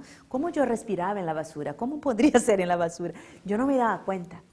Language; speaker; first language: Spanish; non-native, fluent; Portuguese